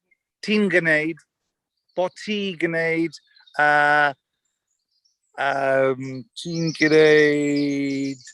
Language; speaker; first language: Welsh; non-native, learner; English